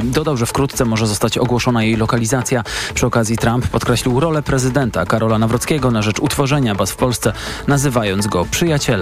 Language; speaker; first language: Polish; native; Polish